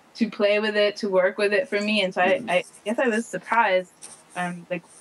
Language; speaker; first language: English; native; English